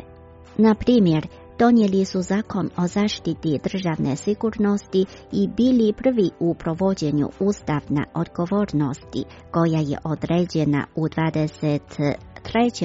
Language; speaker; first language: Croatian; non-native, fluent; Chinese